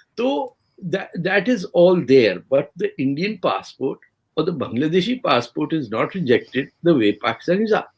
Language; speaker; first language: English; non-native, local second language; Urdu